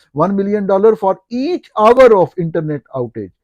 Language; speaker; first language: English; non-native, local second language; Urdu